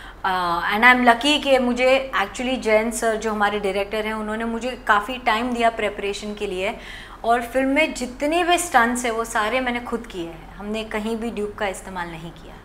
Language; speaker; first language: Hindi; non-native, local second language; Gujarati